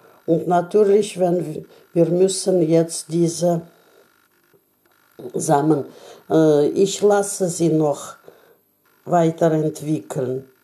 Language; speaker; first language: German; non-native, learner; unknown